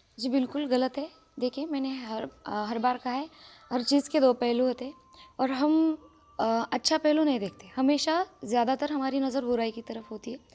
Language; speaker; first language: Hindi; non-native, local second language; Marathi